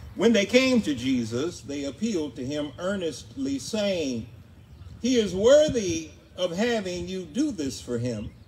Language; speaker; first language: English; native; English